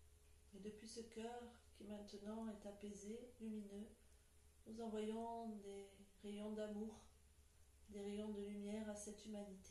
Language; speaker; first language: French; native; French